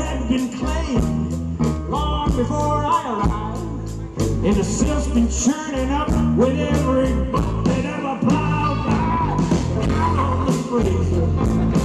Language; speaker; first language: English; native; English